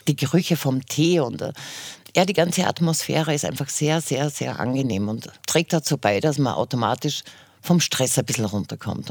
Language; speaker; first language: German; native; German